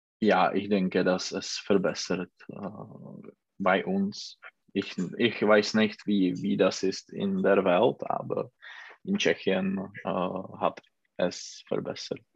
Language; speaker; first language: German; non-native, learner; Czech